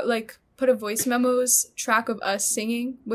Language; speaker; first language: English; early bilingual, other home language; Russian